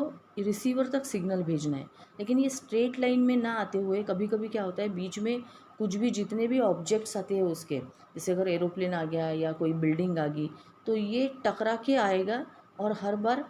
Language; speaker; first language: Hindi; non-native, local second language; Marathi